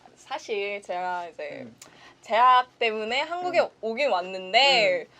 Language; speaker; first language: Korean; non-native, fluent; Thai